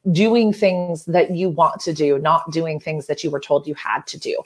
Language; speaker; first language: English; native; English